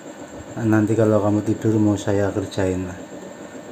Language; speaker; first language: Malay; non-native, local second language; Javanese